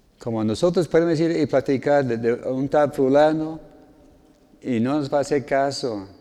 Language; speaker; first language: Spanish; non-native, fluent; English